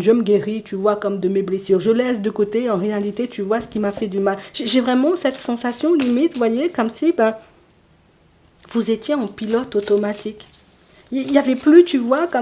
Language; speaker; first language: French; native; French